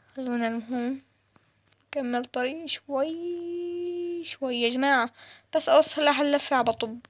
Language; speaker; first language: Arabic; native; Arabic